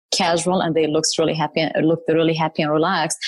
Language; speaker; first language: English; non-native, fluent; Arabic